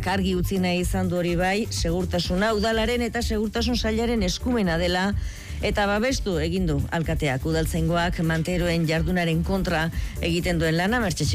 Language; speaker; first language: Basque; native; Basque